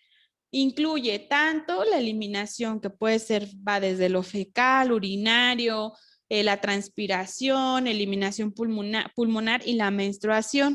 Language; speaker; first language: Spanish; native; Spanish